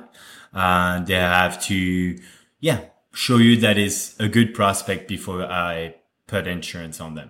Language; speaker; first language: English; non-native, fluent; French